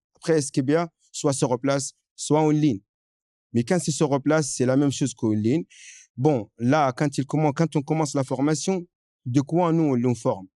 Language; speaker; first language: French; non-native, fluent; Arabic